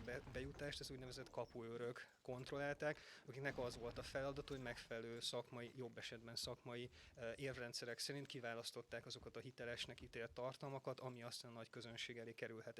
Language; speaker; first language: Hungarian; native; Hungarian